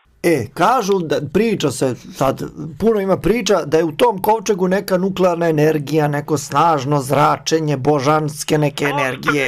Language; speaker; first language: Bosnian; native; Bosnian